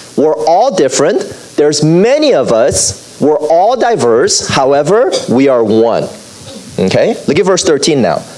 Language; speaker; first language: English; native; English